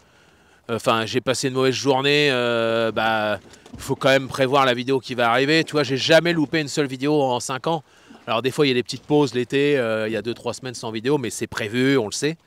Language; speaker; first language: French; native; French